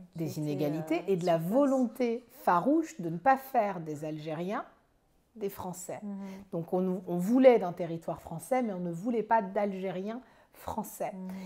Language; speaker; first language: French; native; French